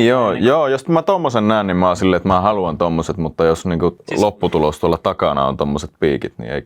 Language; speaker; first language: Finnish; native; Finnish